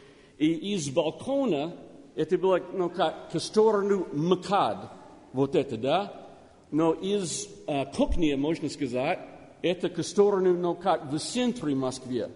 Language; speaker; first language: Russian; non-native, learner; English